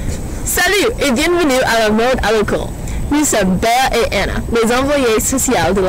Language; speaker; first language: French; non-native, learner; English